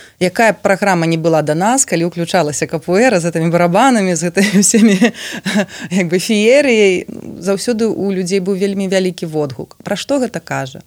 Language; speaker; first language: Belarusian; non-native, local second language; Russian